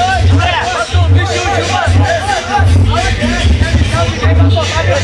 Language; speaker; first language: Portuguese; native; Portuguese